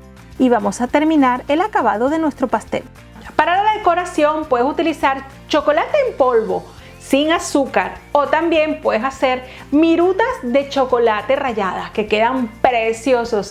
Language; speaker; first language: Spanish; native; Spanish